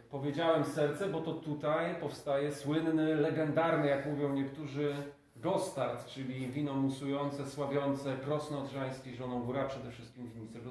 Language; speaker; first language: Polish; native; Polish